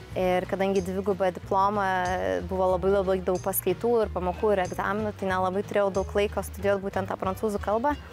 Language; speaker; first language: Lithuanian; native; Lithuanian